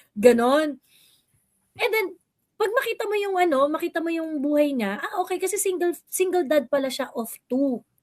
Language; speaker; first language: Filipino; native; Filipino